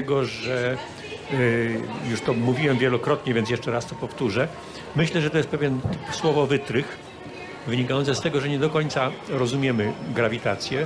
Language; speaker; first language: Polish; native; Polish